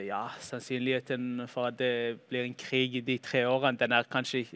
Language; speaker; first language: Norwegian; early bilingual, heritage; Norwegian